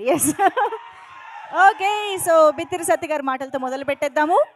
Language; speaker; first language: Telugu; native; Telugu